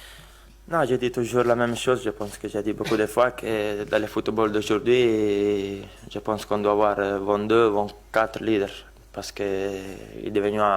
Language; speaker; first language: French; non-native, learner; Italian